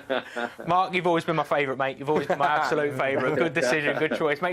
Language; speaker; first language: English; native; English